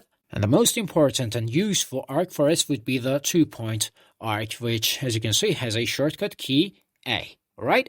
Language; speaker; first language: English; non-native, fluent; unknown